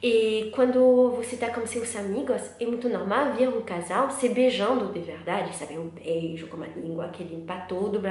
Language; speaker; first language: Portuguese; non-native, learner; French